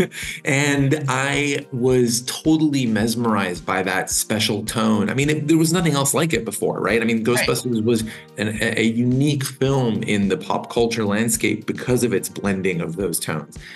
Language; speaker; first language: English; native; English